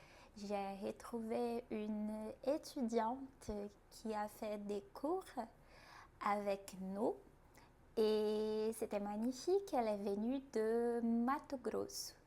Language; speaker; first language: French; non-native, fluent; Portuguese